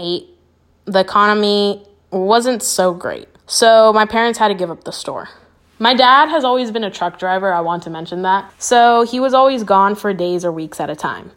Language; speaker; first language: English; native; English